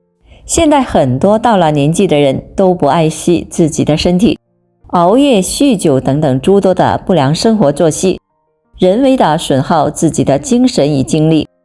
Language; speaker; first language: Chinese; native; Chinese